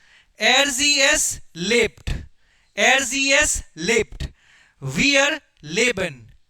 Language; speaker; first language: German; non-native, fluent; Hindi